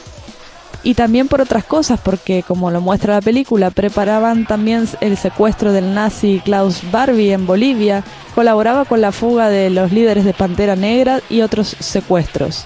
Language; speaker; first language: Spanish; native; Spanish